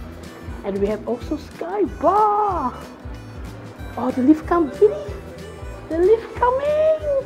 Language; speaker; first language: English; non-native, learner; Thai